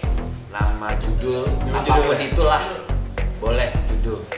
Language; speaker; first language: Indonesian; native; Indonesian